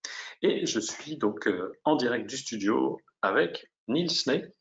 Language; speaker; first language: French; native; French